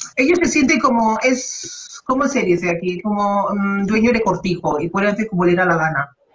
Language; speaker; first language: Spanish; non-native, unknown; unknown